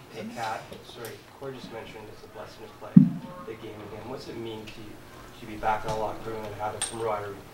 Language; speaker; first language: English; native; English